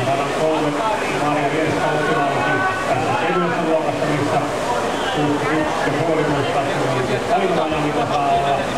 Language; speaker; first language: Finnish; native; Finnish